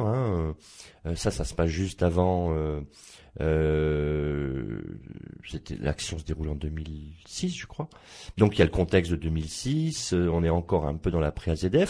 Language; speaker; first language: French; native; French